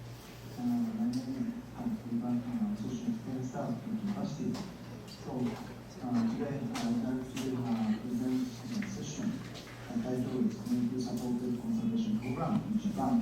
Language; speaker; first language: English; non-native, fluent; Japanese